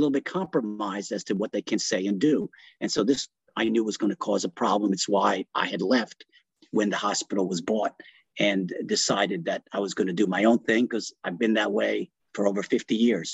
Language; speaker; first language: English; early bilingual, other home language; Italian